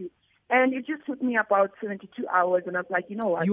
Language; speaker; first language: English; non-native, local second language; Southern Sotho